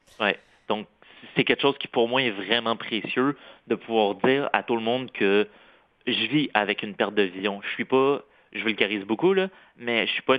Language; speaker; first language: French; native; French